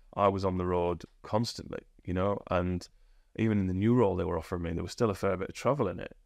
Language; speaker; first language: English; native; English